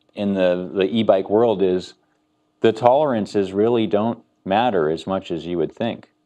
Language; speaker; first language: English; native; English